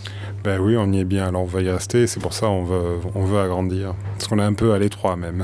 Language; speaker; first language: French; native; French